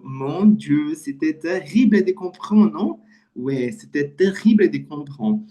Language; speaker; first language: French; non-native, learner; Portuguese